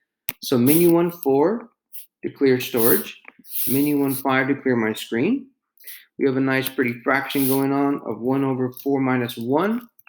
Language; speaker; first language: English; native; English